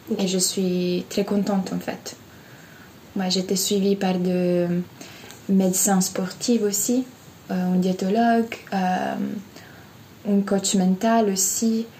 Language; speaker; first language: French; non-native, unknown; Italian